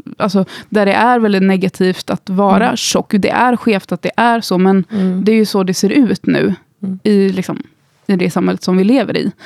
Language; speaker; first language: Swedish; native; Swedish